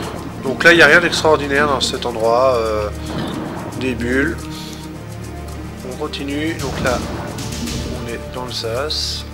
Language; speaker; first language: French; native; French